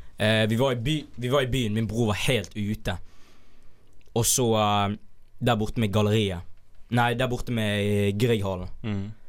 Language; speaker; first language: Norwegian; early bilingual, other home language; Somali